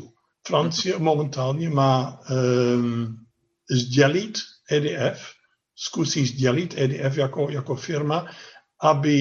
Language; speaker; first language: Czech; non-native, fluent; Dutch